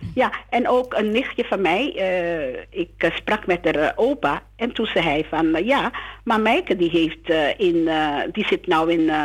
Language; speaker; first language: Dutch; non-native, local second language; Sranan Tongo